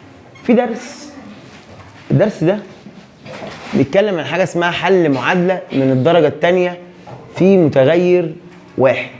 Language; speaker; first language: Arabic; native; Arabic